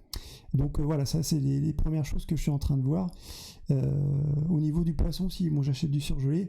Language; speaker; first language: French; native; French